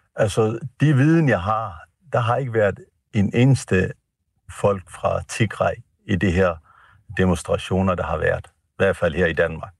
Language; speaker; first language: Danish; non-native, fluent; Tigrinya